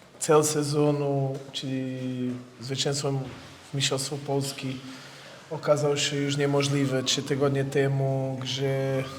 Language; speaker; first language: Polish; non-native, fluent; Portuguese